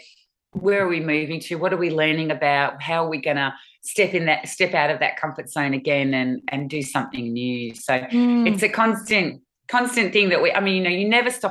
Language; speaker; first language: English; native; English